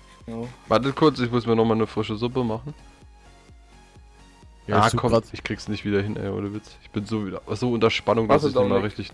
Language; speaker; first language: German; native; German